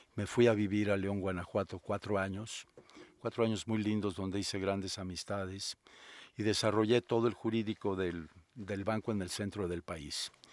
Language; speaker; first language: Spanish; native; Spanish